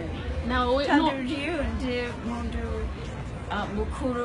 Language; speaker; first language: Kikuyu; non-native, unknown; English